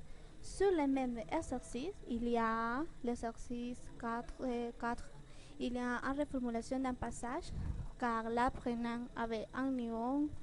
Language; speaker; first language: French; non-native, fluent; Spanish